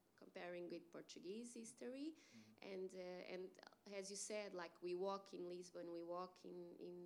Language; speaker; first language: English; non-native, fluent; Portuguese